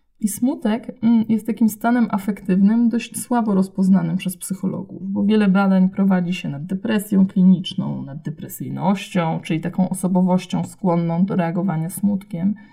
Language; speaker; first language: Polish; native; Polish